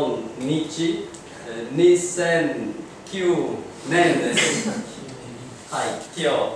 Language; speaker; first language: Japanese; non-native, learner; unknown